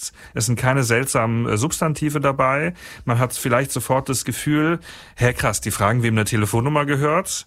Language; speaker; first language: German; native; German